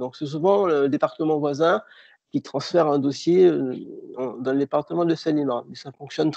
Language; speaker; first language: French; native; French